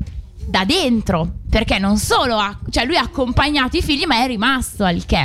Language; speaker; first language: Italian; native; Italian